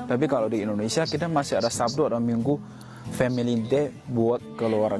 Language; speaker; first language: Indonesian; non-native, fluent; Chinese